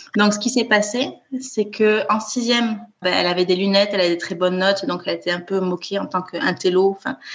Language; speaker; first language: French; native; French